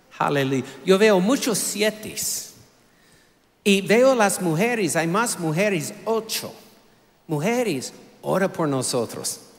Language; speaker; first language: Spanish; non-native, fluent; English